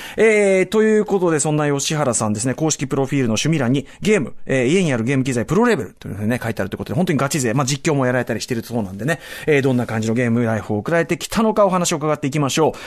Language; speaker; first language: Japanese; native; Japanese